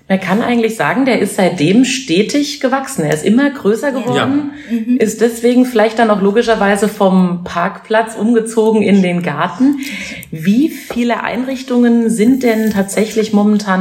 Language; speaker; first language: German; native; German